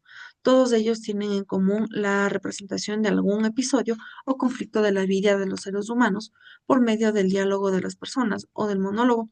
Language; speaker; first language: Spanish; native; Spanish